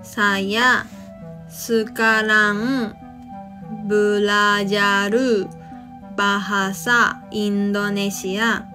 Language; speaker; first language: Indonesian; non-native, learner; Japanese